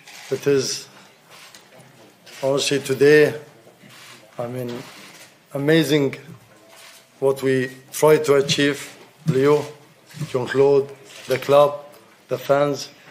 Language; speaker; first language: English; non-native, fluent; Arabic